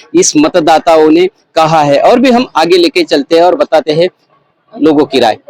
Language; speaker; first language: Hindi; non-native, local second language; Marathi